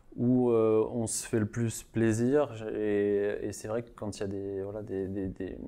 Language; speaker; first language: French; native; French